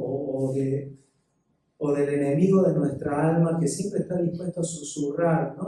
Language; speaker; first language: Spanish; native; Spanish